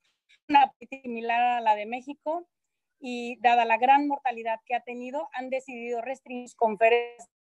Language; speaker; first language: Spanish; native; Spanish